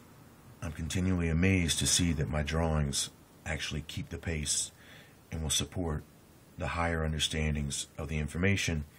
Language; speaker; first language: English; native; English